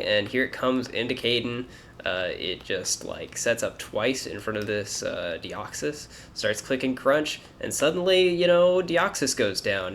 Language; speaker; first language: English; native; English